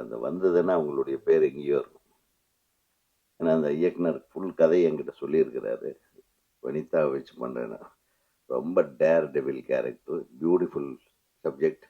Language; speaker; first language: Tamil; native; Tamil